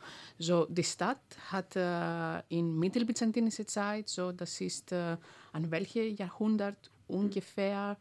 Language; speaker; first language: German; non-native, fluent; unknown